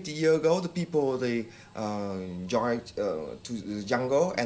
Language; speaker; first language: English; non-native, fluent; Vietnamese